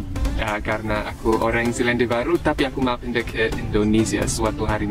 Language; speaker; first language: Indonesian; non-native, learner; English